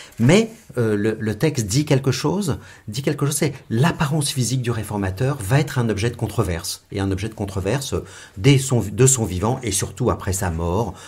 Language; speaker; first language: French; native; French